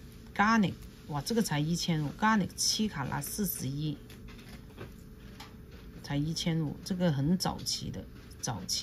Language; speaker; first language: Chinese; non-native, local second language; Cantonese